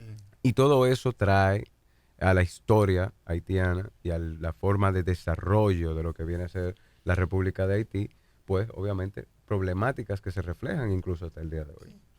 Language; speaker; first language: Spanish; native; Spanish